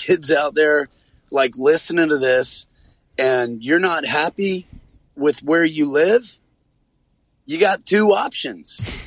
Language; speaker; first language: English; native; English